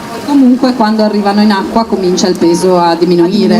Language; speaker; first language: Italian; native; Italian